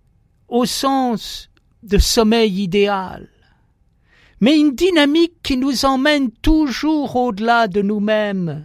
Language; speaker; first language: French; native; French